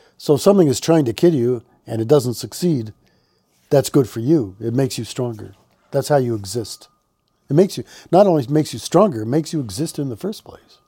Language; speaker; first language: English; native; English